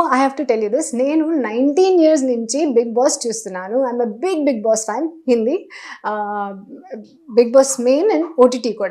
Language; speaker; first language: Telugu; non-native, local second language; Hindi